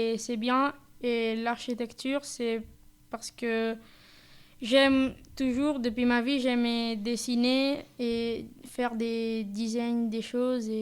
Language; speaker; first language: French; non-native, fluent; Spanish